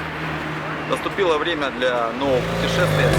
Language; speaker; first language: Russian; native; Russian